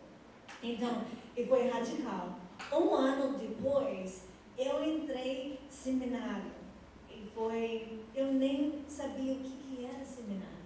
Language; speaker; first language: Portuguese; non-native, fluent; English